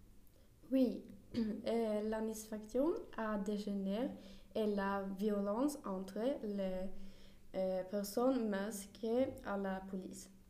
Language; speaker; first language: French; non-native, learner; Swedish